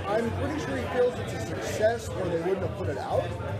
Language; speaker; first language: English; native; English